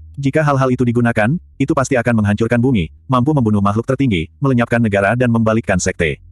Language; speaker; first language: Indonesian; native; Indonesian